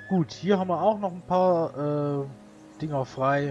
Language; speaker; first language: German; native; German